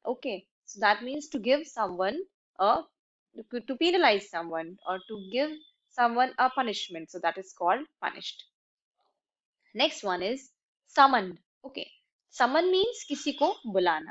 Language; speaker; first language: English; non-native, local second language; Hindi